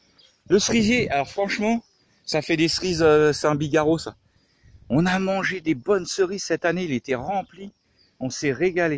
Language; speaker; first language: French; native; French